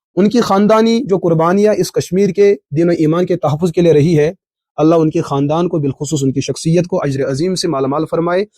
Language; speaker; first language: Urdu; non-native, local second language; Kashmiri